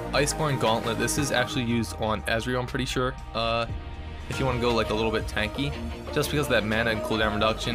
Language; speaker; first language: English; native; English